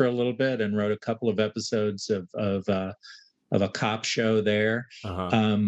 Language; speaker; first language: English; native; English